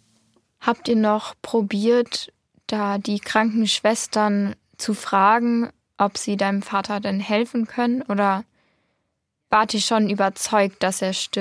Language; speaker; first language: German; native; German